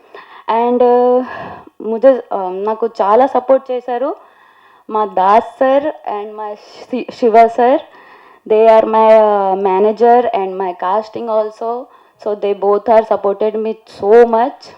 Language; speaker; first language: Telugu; non-native, local second language; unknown